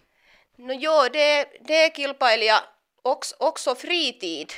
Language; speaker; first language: Swedish; non-native, local second language; Finnish